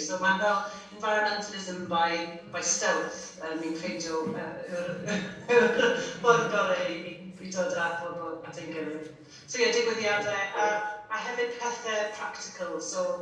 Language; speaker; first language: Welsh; non-native, fluent; English